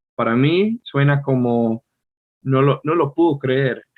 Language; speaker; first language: Spanish; non-native, fluent; English